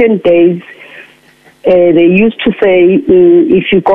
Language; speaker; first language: English; non-native, local second language; Xhosa